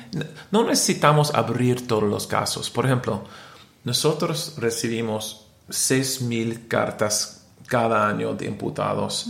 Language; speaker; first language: Spanish; non-native, learner; English